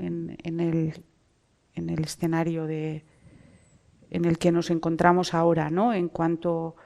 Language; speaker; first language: Spanish; native; Spanish